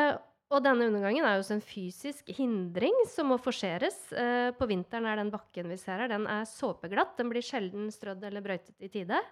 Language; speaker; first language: Norwegian; native; Norwegian